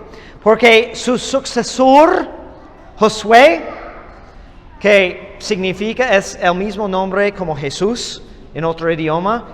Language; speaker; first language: Spanish; non-native, fluent; English